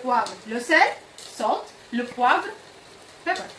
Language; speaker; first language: French; non-native, learner; Filipino